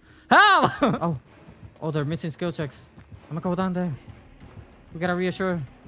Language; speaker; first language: English; native; English